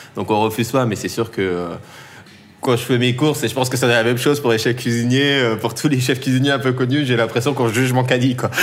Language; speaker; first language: French; native; French